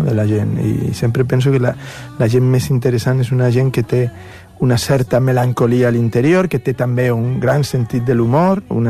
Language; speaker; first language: Catalan; non-native, fluent; Spanish